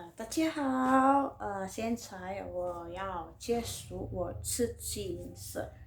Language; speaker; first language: Chinese; non-native, learner; Indonesian